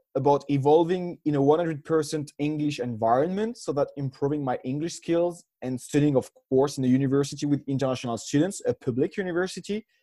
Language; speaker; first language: English; non-native, fluent; French